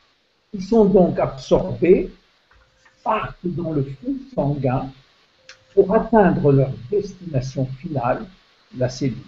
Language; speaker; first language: French; native; French